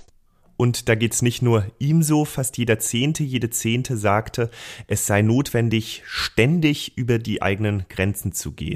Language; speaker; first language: German; native; German